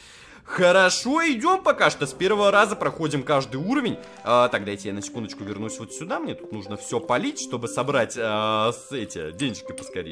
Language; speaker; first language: Russian; native; Russian